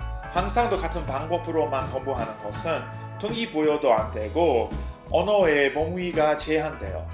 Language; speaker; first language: Korean; non-native, fluent; English